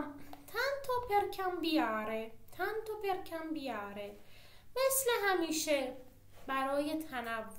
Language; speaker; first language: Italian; non-native, fluent; Persian